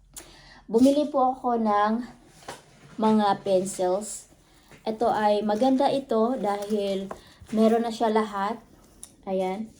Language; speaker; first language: Filipino; non-native, local second language; Cebuano